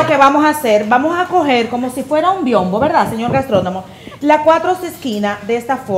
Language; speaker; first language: Spanish; native; Spanish